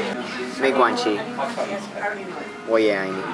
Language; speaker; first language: Chinese; non-native, learner; English